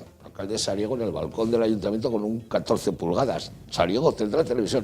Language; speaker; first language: Spanish; native; Spanish